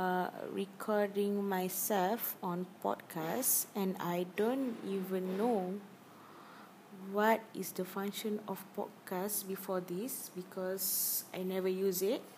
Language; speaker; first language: English; non-native, learner; Malay